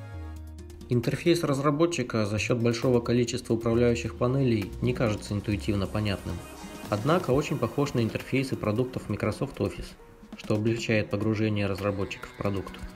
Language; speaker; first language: Russian; native; Russian